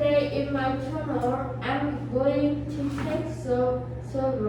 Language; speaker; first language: English; non-native, learner; Vietnamese